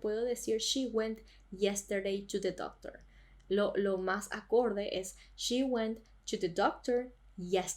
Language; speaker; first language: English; non-native, fluent; Spanish